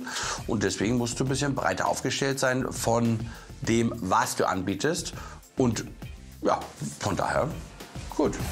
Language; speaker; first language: German; native; German